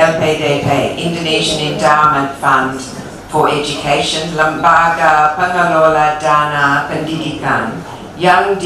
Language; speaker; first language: Indonesian; non-native, fluent; English